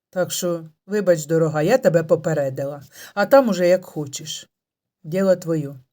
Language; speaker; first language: Ukrainian; non-native, local second language; Russian